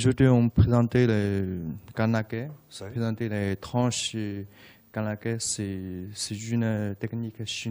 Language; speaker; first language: French; non-native, learner; Chinese